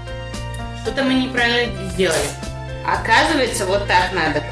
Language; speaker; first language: Russian; native; Russian